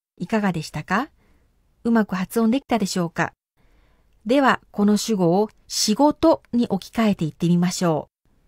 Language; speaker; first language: Japanese; native; Japanese